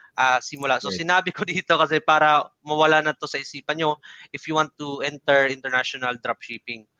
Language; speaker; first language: Filipino; non-native, local second language; Cebuano